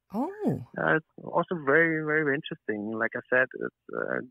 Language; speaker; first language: English; non-native, fluent; German